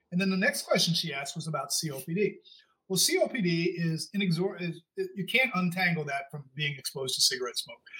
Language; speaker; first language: English; native; English